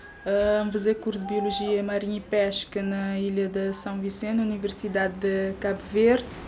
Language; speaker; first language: Portuguese; non-native, local second language; Kabuverdianu